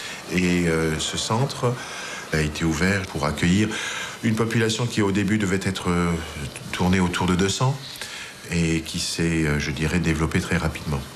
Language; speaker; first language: French; native; French